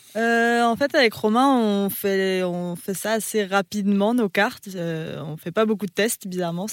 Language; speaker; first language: French; native; French